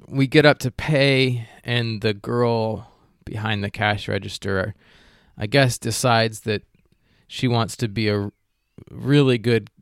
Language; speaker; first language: English; native; English